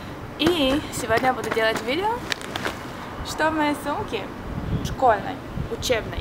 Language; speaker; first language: Russian; early bilingual, heritage; Russian